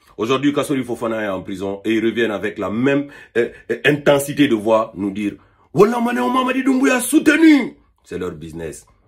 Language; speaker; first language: French; non-native, local second language; Fula